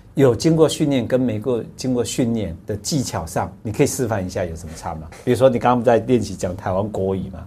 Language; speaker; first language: Chinese; native; Chinese